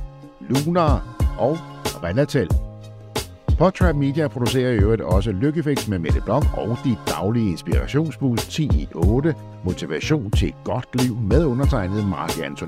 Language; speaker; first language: Danish; native; Danish